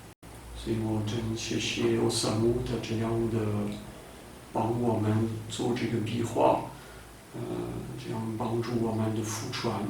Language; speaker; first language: Chinese; non-native, fluent; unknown